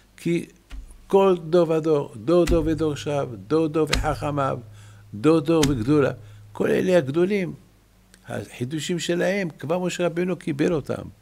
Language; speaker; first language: Hebrew; non-native, fluent; French